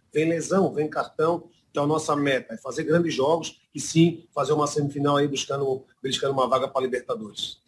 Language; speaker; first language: Portuguese; native; Portuguese